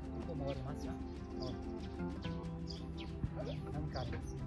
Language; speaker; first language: Japanese; non-native, learner; Portuguese